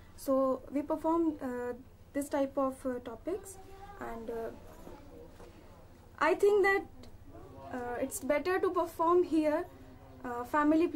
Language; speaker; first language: English; non-native, learner; Hindi